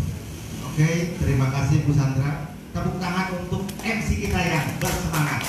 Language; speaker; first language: Indonesian; native; Indonesian